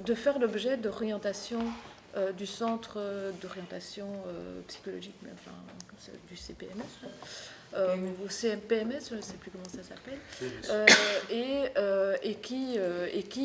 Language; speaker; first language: French; native; French